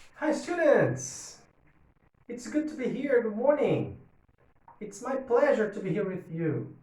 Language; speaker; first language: English; non-native, fluent; Portuguese